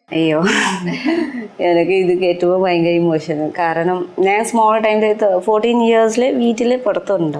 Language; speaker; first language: Malayalam; non-native, learner; Nepali